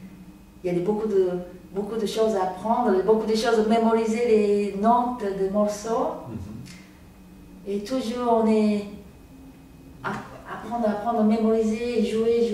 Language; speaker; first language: French; non-native, learner; Japanese